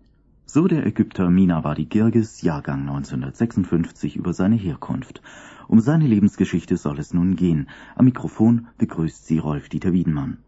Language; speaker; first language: German; native; German